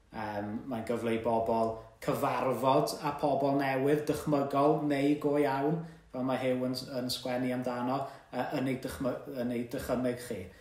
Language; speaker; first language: Welsh; native; Welsh